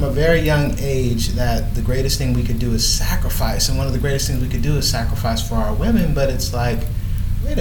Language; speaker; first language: English; native; English